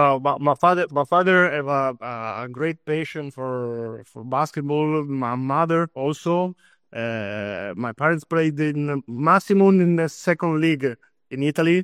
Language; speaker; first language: English; non-native, fluent; Italian